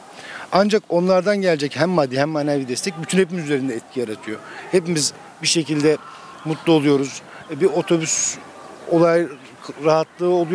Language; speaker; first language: Turkish; native; Turkish